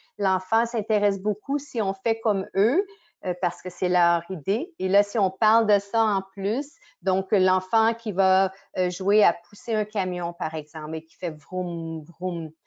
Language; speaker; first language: French; native; French